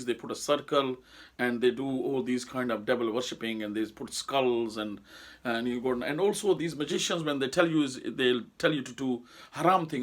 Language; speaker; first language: English; non-native, local second language; Urdu